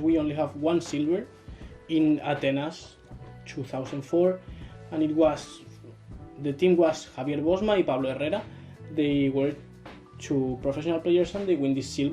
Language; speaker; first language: English; non-native, learner; Spanish